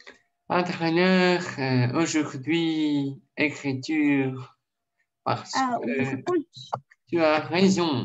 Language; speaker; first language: French; non-native, learner; Russian